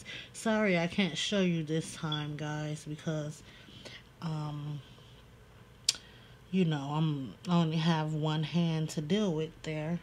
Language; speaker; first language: English; native; English